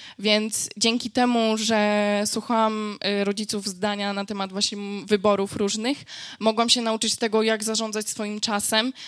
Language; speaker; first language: Polish; native; Polish